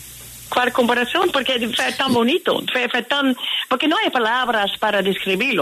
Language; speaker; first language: Spanish; non-native, fluent; Dutch